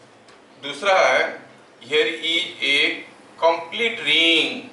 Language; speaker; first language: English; non-native, local second language; Hindi